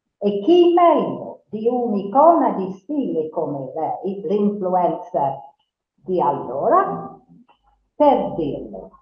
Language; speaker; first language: Italian; non-native, fluent; English